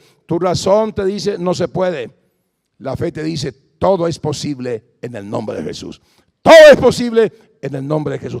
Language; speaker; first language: Spanish; native; Spanish